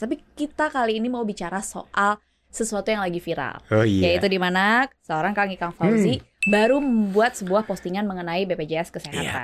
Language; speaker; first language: Indonesian; native; Indonesian